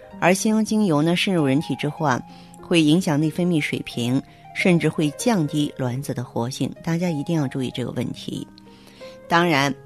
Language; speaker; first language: Chinese; native; Chinese